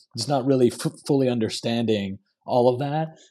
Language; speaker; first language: English; non-native, local second language; Cantonese